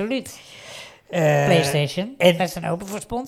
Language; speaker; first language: Dutch; native; Dutch